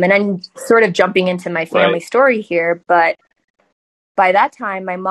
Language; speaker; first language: English; early bilingual, other home language; Chinese